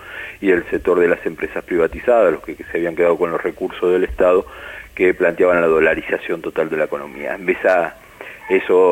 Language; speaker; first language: Spanish; native; Spanish